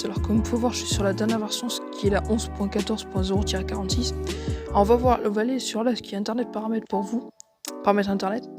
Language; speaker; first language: French; native; French